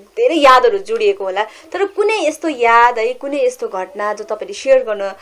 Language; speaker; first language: Nepali; native; Nepali